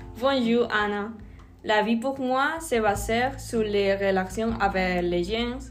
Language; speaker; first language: French; non-native, learner; Spanish